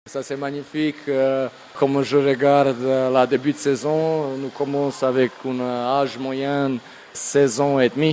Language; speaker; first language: French; non-native, learner; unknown